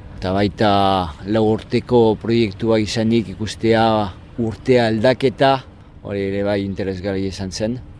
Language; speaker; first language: Basque; non-native, fluent; French